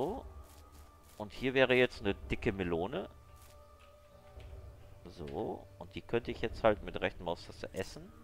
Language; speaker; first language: German; native; German